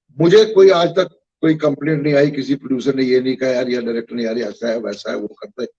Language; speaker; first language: Hindi; non-native, local second language; Kashmiri